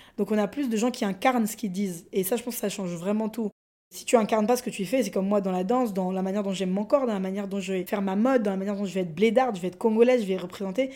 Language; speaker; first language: French; non-native, local second language; Lingala